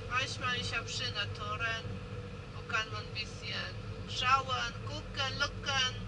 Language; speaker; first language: German; non-native, learner; Polish